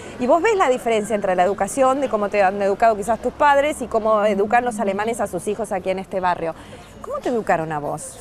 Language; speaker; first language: Spanish; native; Spanish